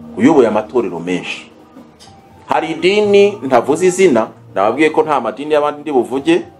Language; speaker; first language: Kinyarwanda; early bilingual, heritage; Kinyarwanda